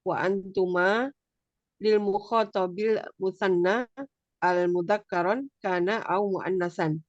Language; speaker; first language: Arabic; non-native, learner; Indonesian